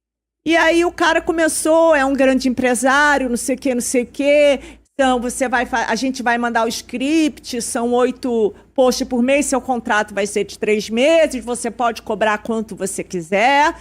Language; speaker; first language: Portuguese; native; Portuguese